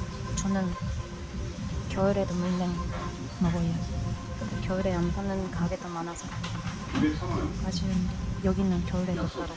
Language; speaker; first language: Korean; non-native, fluent; Japanese